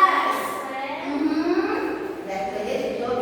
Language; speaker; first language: English; non-native, fluent; Indonesian